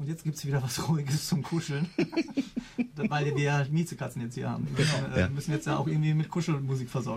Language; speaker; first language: German; native; German